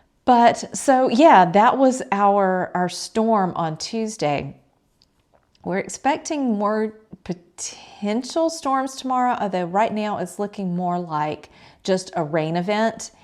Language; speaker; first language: English; native; English